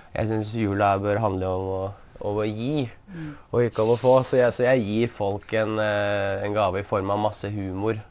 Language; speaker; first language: Norwegian; early bilingual, other home language; Russian